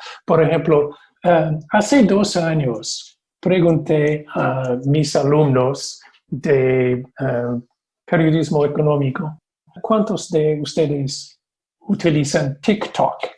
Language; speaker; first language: Spanish; non-native, fluent; English